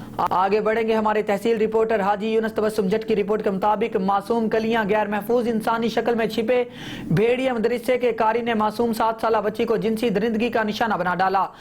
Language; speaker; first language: Urdu; native; Urdu